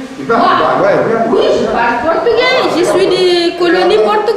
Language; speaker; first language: French; non-native, learner; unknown